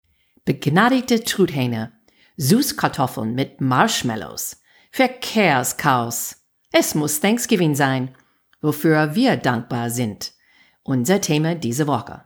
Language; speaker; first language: German; non-native, fluent; English